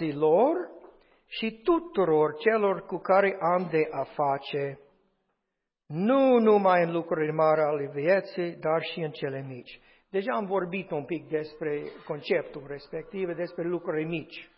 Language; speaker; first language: Romanian; non-native, fluent; English